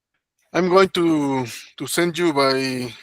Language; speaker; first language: English; non-native, learner; Spanish